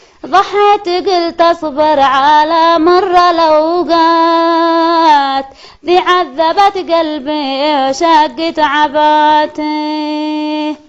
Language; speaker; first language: Arabic; native; Arabic